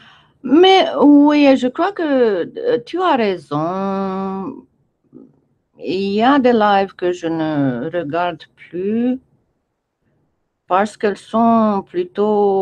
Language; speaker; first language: French; non-native, fluent; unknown